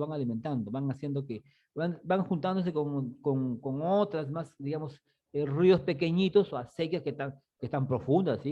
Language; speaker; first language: Spanish; native; Spanish